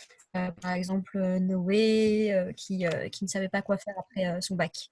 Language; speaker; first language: French; native; French